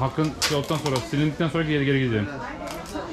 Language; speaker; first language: Turkish; native; Turkish